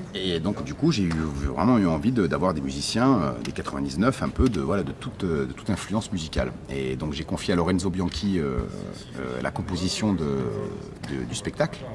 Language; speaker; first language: French; early bilingual, other home language; Arabic